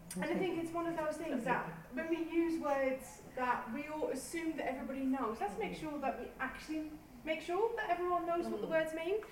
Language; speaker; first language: English; non-native, fluent; Dutch